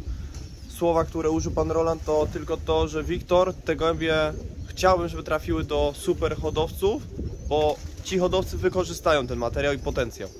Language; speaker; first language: Polish; native; Polish